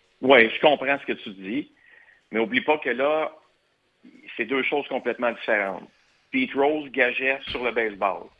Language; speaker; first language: French; native; French